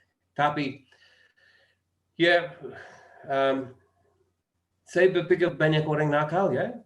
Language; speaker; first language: Indonesian; non-native, learner; English